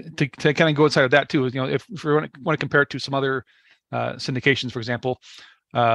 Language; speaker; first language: English; native; English